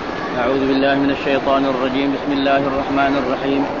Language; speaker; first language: Arabic; non-native, fluent; Malay